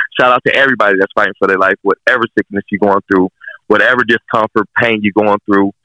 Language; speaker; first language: English; native; English